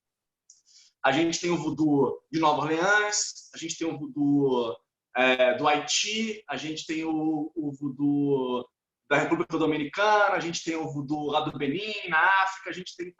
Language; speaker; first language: Portuguese; native; Portuguese